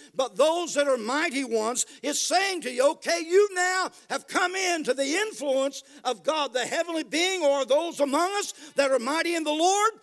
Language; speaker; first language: English; native; English